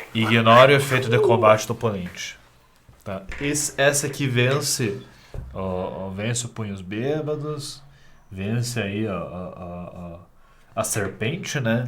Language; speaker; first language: Portuguese; native; Portuguese